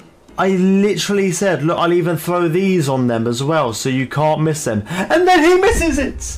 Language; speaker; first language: English; native; English